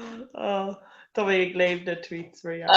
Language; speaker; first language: Irish; non-native, local second language; English